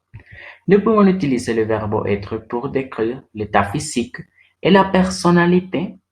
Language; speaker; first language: French; non-native, learner; Spanish